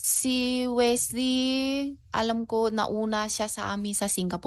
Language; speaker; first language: Filipino; non-native, learner; Chinese